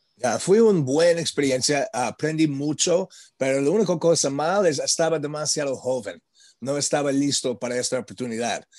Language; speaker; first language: Spanish; non-native, learner; English